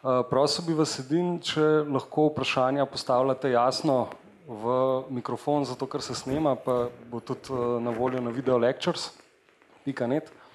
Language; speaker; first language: Slovenian; native; Slovenian